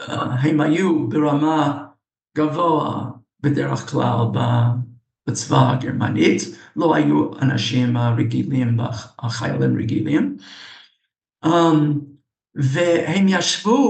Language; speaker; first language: Hebrew; non-native, fluent; English